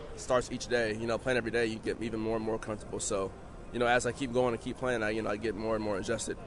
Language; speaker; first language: English; native; English